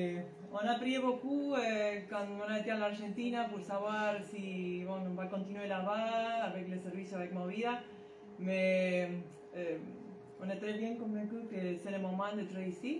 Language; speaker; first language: French; non-native, learner; Spanish